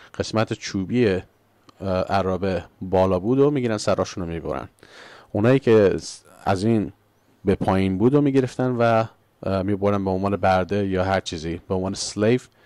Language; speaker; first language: Persian; early bilingual, heritage; Persian